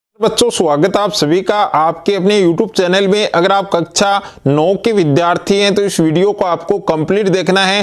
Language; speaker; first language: Hindi; native; Hindi